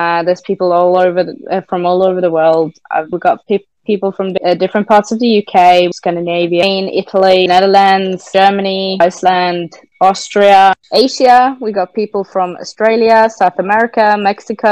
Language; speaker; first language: English; non-native, fluent; Norwegian